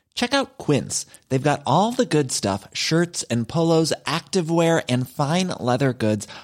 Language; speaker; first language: English; non-native, local second language; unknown